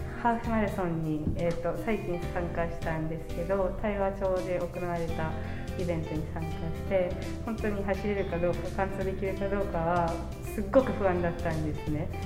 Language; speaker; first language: Japanese; non-native, fluent; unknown